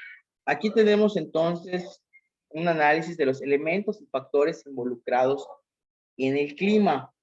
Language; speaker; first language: Spanish; native; Spanish